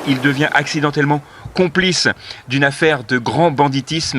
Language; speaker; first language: French; native; French